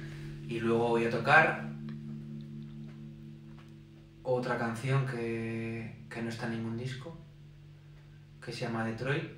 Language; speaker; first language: Spanish; native; Spanish